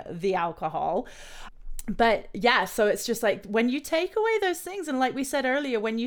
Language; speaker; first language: English; native; English